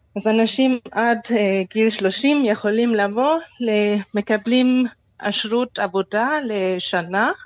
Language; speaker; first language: Hebrew; non-native, fluent; German